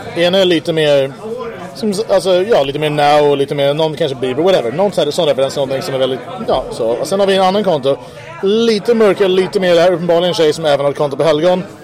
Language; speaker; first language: Swedish; early bilingual, other home language; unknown